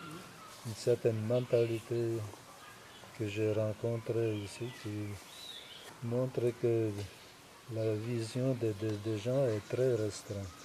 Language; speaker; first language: French; non-native, fluent; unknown